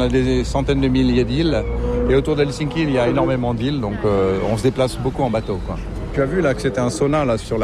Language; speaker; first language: French; non-native, fluent; Finnish